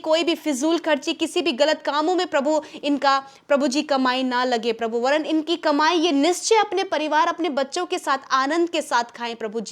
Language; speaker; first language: Hindi; native; Hindi